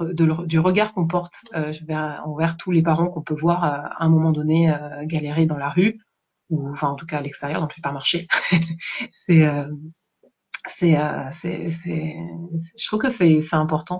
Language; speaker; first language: French; native; French